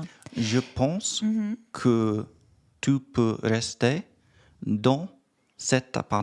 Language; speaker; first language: French; non-native, learner; English